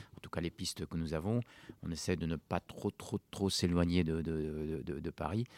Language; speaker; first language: French; non-native, local second language; Arabic